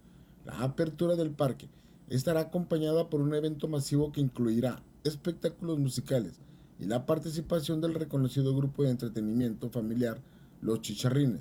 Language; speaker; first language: Spanish; native; Spanish